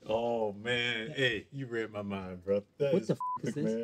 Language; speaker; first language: English; native; English